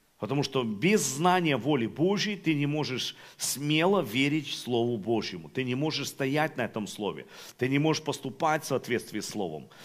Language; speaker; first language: Russian; non-native, local second language; Ukrainian